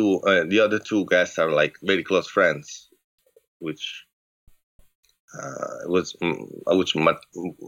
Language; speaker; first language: English; non-native, fluent; Italian